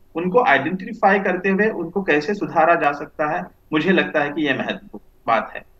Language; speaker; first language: Hindi; non-native, local second language; Marathi